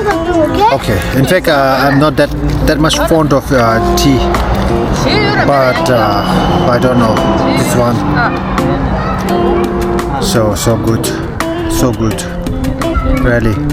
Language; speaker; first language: English; non-native, fluent; Tibetan